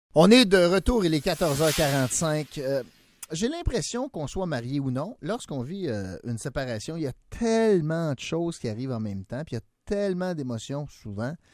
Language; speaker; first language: French; native; French